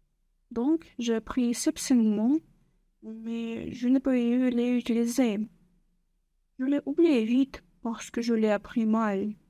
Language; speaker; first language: French; non-native, learner; Russian